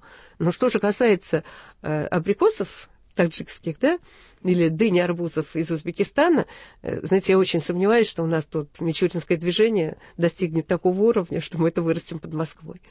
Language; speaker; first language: Russian; native; Russian